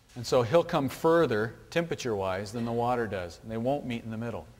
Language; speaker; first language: English; native; English